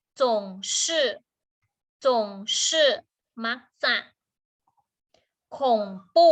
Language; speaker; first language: Chinese; non-native, fluent; Thai